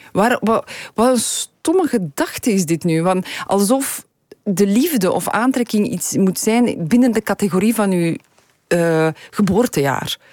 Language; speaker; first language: Dutch; early bilingual, other home language; Polish